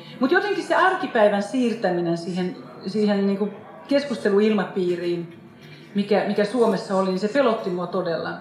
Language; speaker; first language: Finnish; native; Finnish